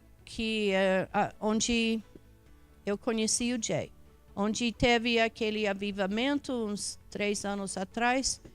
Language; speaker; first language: Portuguese; non-native, fluent; English